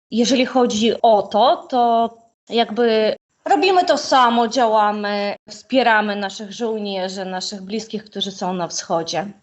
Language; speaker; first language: Polish; non-native, fluent; Ukrainian